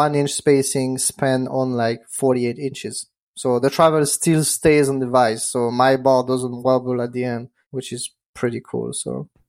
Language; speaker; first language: English; non-native, fluent; French